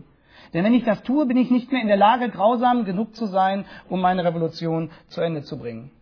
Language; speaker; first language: German; native; German